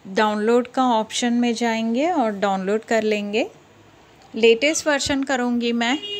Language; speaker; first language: Hindi; non-native, local second language; Telugu